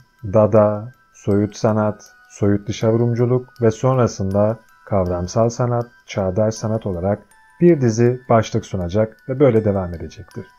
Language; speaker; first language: Turkish; native; Turkish